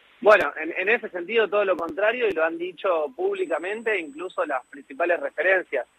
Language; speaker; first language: Spanish; native; Spanish